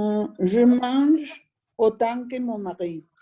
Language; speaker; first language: French; non-native, learner; Spanish